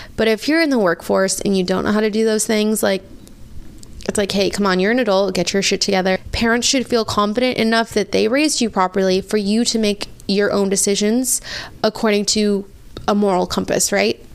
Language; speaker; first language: English; native; English